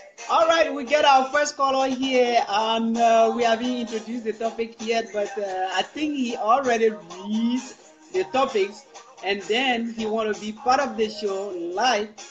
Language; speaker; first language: English; non-native, local second language; Mandingo